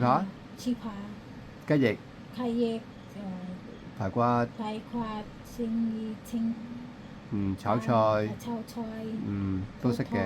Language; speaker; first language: Cantonese; native; Cantonese